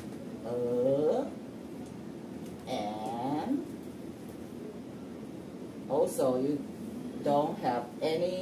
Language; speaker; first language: English; non-native, fluent; Chinese